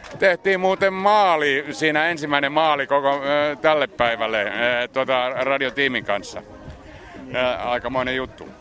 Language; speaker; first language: Finnish; native; Finnish